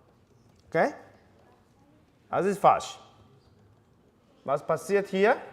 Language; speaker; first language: German; non-native, learner; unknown